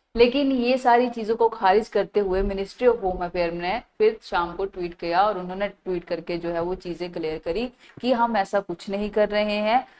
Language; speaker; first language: Hindi; native; Hindi